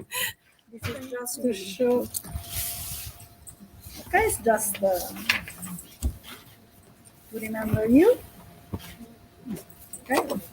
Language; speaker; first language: English; non-native, fluent; Italian